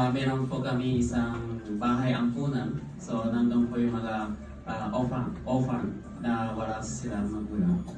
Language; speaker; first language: Filipino; non-native, fluent; Japanese